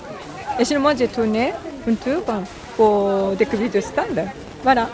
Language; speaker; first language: French; non-native, learner; Japanese